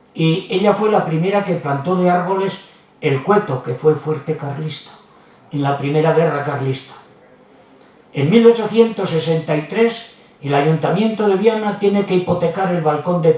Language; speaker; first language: Spanish; native; Spanish